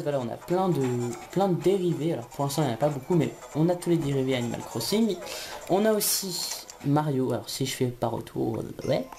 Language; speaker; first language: French; native; French